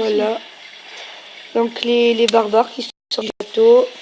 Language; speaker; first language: French; native; French